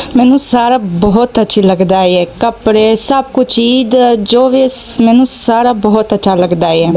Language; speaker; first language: Punjabi; non-native, learner; Greek